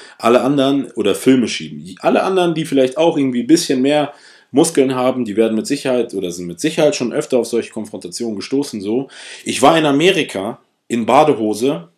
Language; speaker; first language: German; early bilingual, other home language; Russian